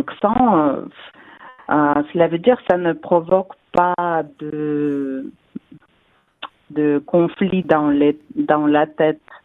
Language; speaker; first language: French; non-native, fluent; Russian